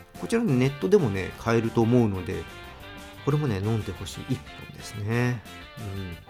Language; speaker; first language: Japanese; native; Japanese